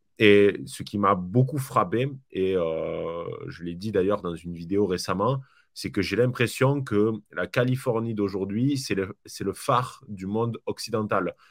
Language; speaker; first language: French; native; French